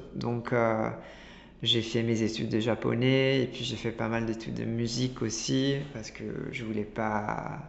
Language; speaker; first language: French; non-native, fluent; Italian